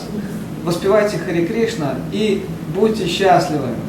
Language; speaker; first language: Russian; native; Russian